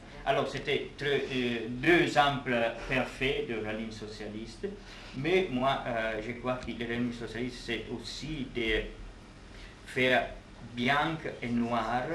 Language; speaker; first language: French; non-native, fluent; Italian